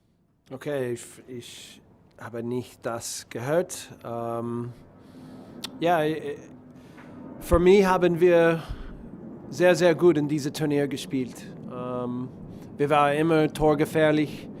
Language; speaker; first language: German; non-native, learner; English